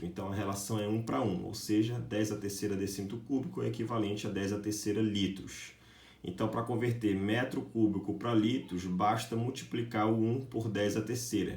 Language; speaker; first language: Portuguese; native; Portuguese